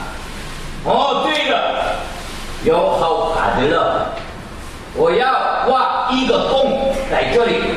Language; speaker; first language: Chinese; non-native, learner; Korean